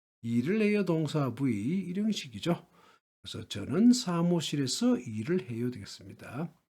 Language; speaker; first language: Korean; native; Korean